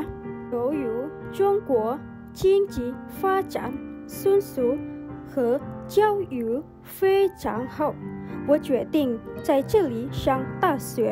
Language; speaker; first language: Chinese; non-native, fluent; Indonesian